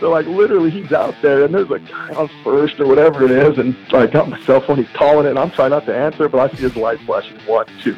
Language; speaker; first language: English; native; English